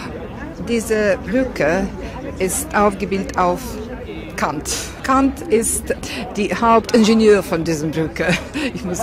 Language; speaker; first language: German; non-native, fluent; Russian